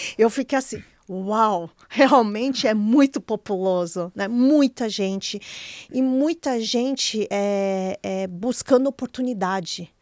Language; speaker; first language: Portuguese; early bilingual, other home language; Chinese